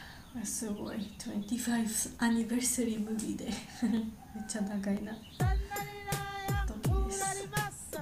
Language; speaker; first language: Japanese; non-native, learner; Georgian